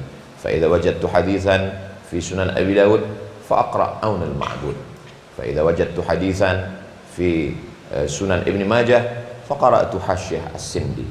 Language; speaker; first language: Arabic; non-native, fluent; Indonesian